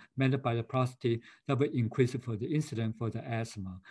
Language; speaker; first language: English; non-native, fluent; Chinese